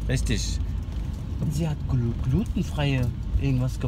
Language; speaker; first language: German; early bilingual, other home language; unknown